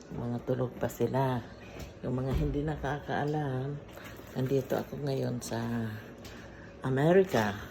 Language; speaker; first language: Filipino; non-native, local second language; Bikol